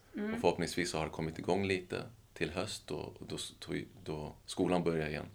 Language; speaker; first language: Swedish; native; Swedish